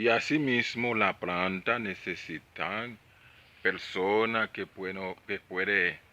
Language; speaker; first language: Spanish; non-native, learner; Haitian Creole